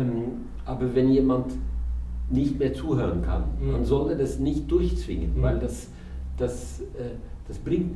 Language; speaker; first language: German; non-native, fluent; Norwegian